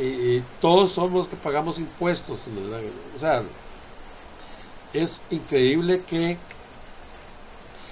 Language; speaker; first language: Spanish; native; Spanish